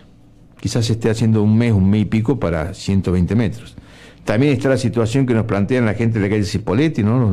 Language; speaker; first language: Spanish; native; Spanish